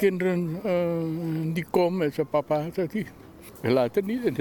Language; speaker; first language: Dutch; non-native, fluent; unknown